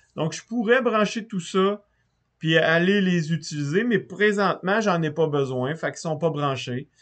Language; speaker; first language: French; native; French